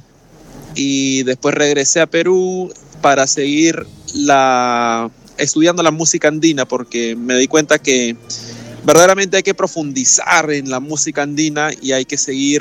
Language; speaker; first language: Spanish; native; Spanish